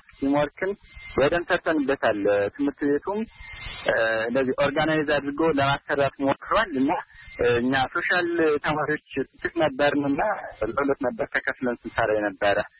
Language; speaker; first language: Amharic; native; Amharic